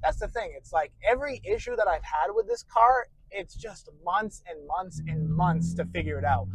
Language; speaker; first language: English; native; English